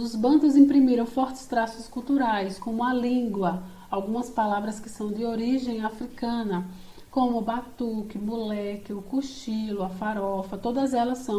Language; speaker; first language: Portuguese; native; Portuguese